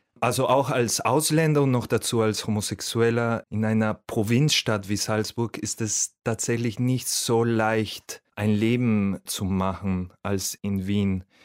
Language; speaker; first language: German; non-native, fluent; Spanish